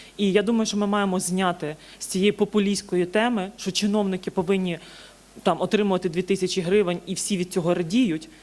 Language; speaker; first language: Ukrainian; native; Ukrainian